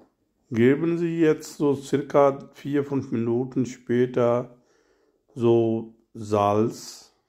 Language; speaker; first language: German; non-native, learner; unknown